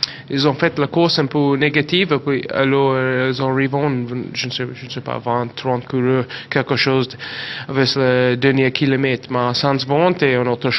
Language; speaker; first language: French; non-native, learner; English